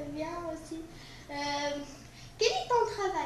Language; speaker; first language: French; non-native, learner; Arabic